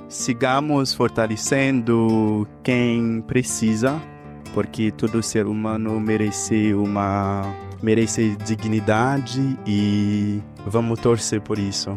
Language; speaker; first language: Portuguese; non-native, fluent; Haitian Creole